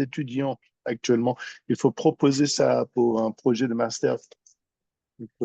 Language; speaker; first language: French; non-native, fluent; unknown